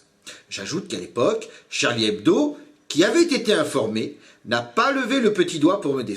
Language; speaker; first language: French; native; French